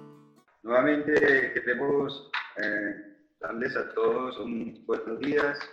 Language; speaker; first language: Spanish; native; Spanish